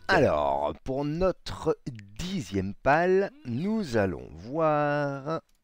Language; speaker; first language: French; native; French